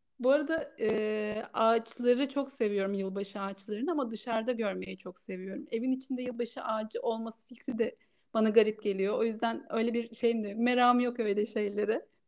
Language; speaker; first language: Turkish; native; Turkish